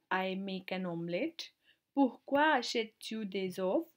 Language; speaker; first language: French; non-native, fluent; Hindi